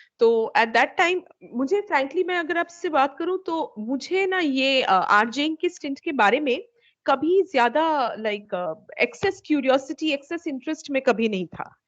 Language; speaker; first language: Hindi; non-native, local second language; Bangla